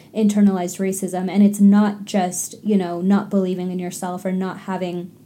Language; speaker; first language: English; native; English